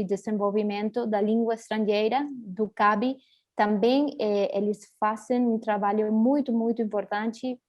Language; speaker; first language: Portuguese; early bilingual, heritage; Portuguese